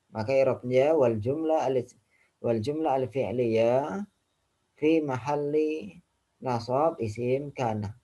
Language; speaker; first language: Arabic; non-native, fluent; Indonesian